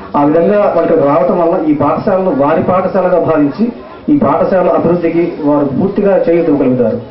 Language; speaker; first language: Telugu; native; Telugu